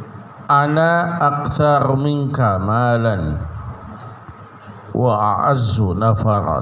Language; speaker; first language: Arabic; non-native, learner; Indonesian